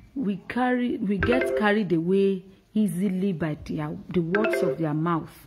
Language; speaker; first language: English; non-native, local second language; Yoruba